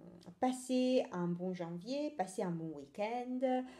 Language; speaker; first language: French; non-native, fluent; Italian